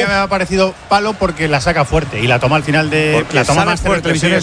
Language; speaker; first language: Spanish; native; Spanish